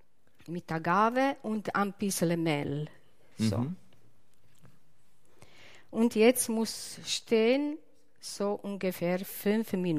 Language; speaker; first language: German; non-native, learner; Italian